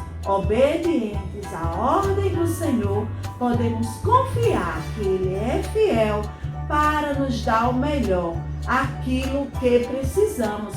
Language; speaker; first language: Portuguese; native; Portuguese